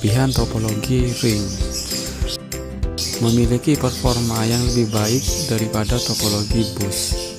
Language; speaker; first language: Indonesian; native; Indonesian